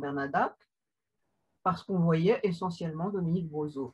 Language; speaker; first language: French; native; French